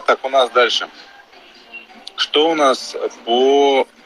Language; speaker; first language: Russian; native; Russian